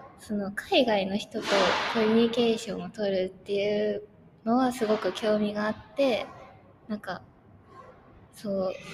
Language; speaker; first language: Japanese; native; Japanese